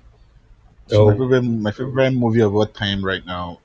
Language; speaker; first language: English; non-native, local second language; Yoruba